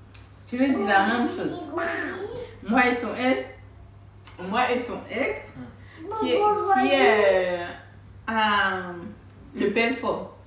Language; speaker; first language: French; non-native, learner; Haitian Creole